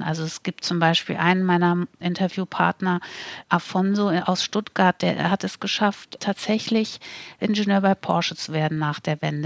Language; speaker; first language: German; native; German